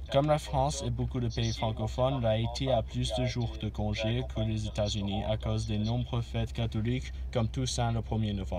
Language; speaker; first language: French; non-native, learner; English